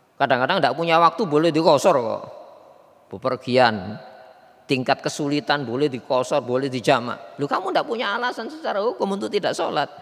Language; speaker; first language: Indonesian; non-native, local second language; Javanese